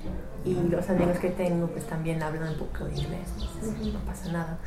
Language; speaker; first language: Spanish; non-native, fluent; English